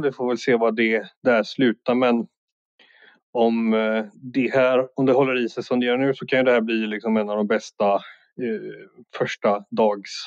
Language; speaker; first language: Swedish; native; Swedish